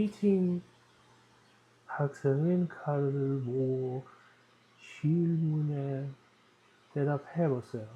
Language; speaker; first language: Korean; non-native, learner; Dutch